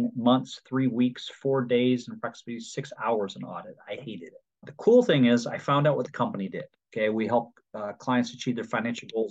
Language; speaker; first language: English; native; English